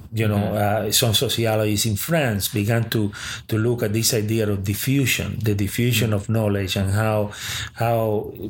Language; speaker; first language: English; early bilingual, other home language; Spanish